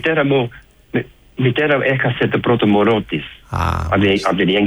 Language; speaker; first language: Greek; early bilingual, heritage; English